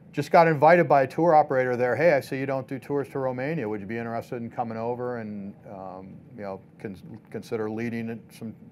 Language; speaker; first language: English; native; English